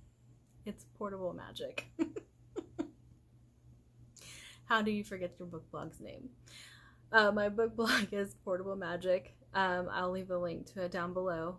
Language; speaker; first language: English; native; English